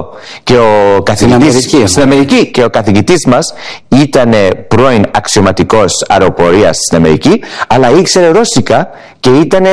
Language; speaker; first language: Greek; early bilingual, heritage; English